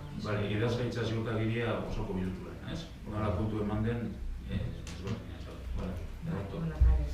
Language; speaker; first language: Basque; native; Basque